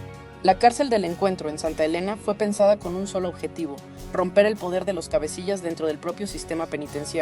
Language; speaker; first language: Spanish; native; Spanish